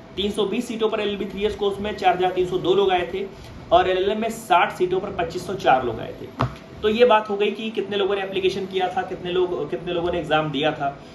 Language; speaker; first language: Hindi; native; Hindi